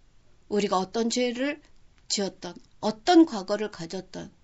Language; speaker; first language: Korean; native; Korean